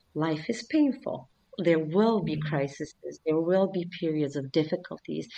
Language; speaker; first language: English; early bilingual, other home language; Swedish